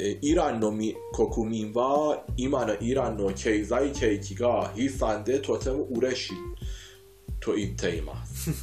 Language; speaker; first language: Japanese; non-native, fluent; Persian